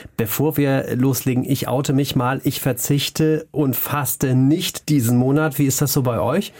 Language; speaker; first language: German; native; German